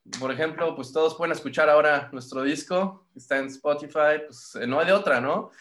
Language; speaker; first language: Spanish; native; Spanish